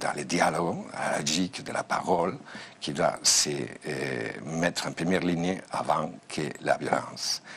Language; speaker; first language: French; non-native, fluent; Spanish